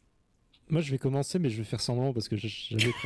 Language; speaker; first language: French; native; French